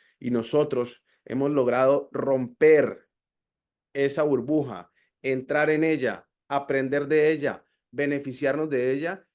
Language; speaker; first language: Spanish; native; Spanish